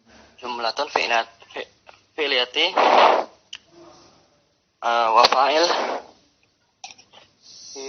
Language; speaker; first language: Arabic; non-native, learner; Indonesian